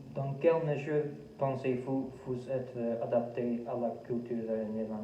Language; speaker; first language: French; non-native, fluent; Dutch